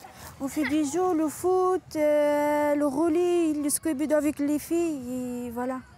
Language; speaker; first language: French; non-native, fluent; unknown